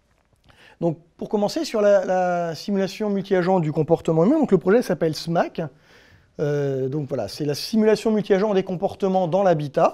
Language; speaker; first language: French; native; French